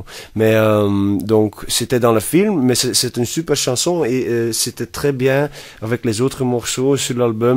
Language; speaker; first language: French; non-native, fluent; Dutch